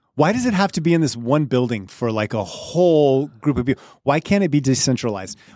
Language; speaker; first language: English; native; English